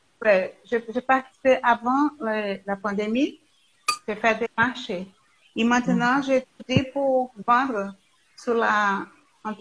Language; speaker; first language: French; non-native, learner; Portuguese